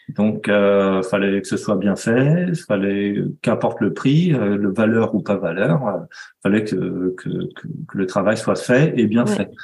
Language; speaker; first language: French; native; French